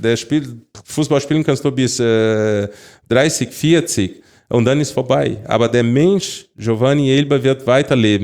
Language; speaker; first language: German; non-native, fluent; Portuguese